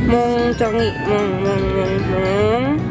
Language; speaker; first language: Korean; non-native, learner; Indonesian